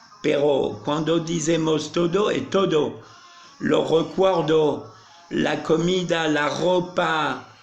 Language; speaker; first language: Spanish; non-native, learner; French